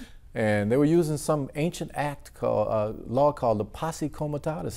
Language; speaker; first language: English; native; English